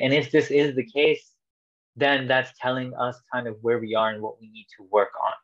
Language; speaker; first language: English; native; English